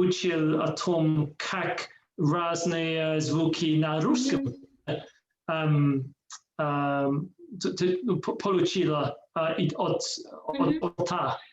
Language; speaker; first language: Russian; non-native, learner; English